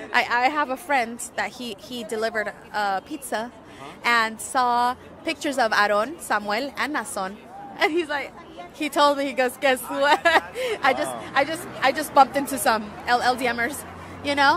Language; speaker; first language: English; early bilingual, other home language; Spanish